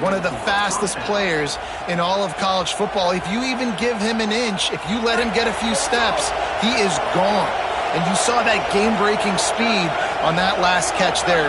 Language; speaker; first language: English; native; English